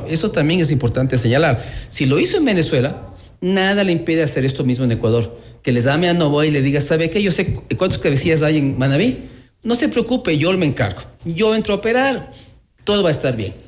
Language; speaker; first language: Spanish; native; Spanish